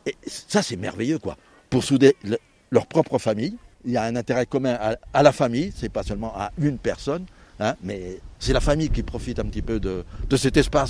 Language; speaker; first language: French; native; French